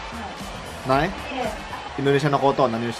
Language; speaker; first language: Japanese; non-native, fluent; Indonesian